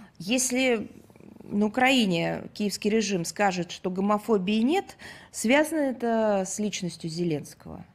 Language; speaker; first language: Russian; native; Russian